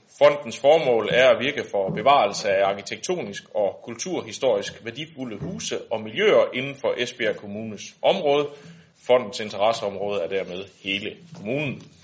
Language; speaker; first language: Danish; native; Danish